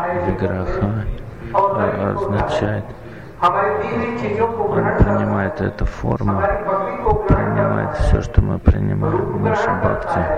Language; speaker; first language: Russian; non-native, fluent; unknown